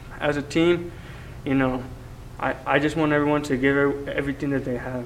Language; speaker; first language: English; native; English